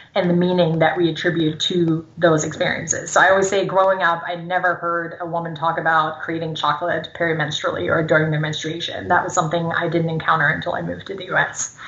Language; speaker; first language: English; non-native, fluent; German